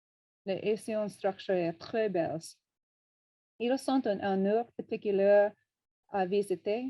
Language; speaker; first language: French; non-native, learner; English